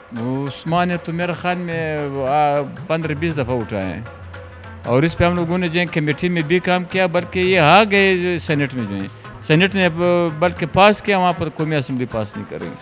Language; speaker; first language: Urdu; non-native, local second language; Pashto